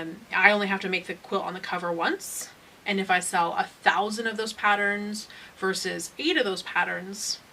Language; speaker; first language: English; native; English